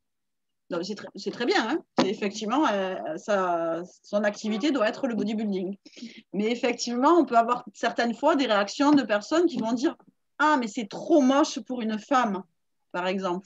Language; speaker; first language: French; native; French